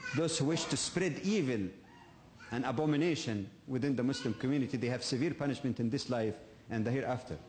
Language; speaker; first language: English; non-native, fluent; Arabic